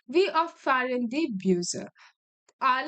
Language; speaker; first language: German; non-native, learner; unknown